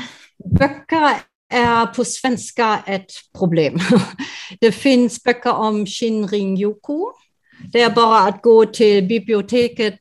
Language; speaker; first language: Swedish; non-native, fluent; German